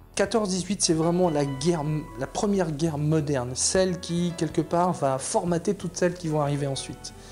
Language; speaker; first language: French; native; French